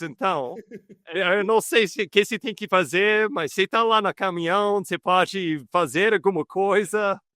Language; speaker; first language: Portuguese; non-native, fluent; English